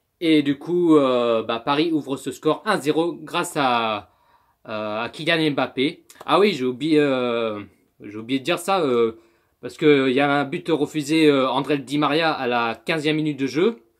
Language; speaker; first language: French; native; French